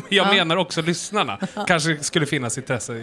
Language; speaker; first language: Swedish; native; Swedish